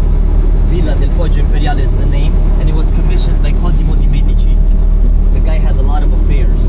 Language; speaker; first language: English; non-native, local second language; Italian